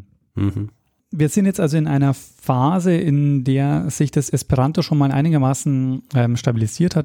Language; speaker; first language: German; native; German